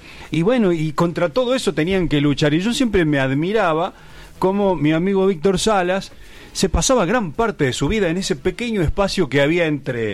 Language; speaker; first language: Spanish; native; Spanish